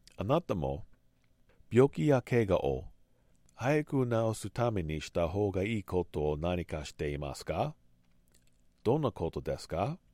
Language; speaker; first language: Japanese; non-native, learner; English